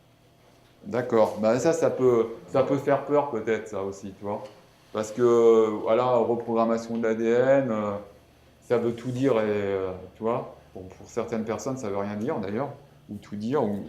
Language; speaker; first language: French; native; French